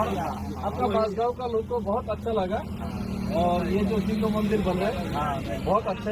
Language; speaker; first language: Hindi; non-native, local second language; Kok Borok